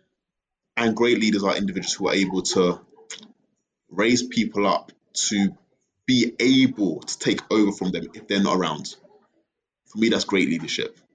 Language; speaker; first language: English; native; English